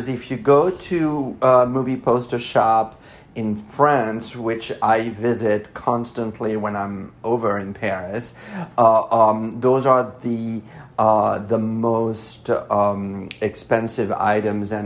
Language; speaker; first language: English; non-native, fluent; French